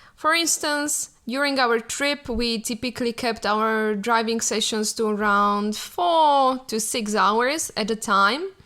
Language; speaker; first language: English; non-native, fluent; Slovak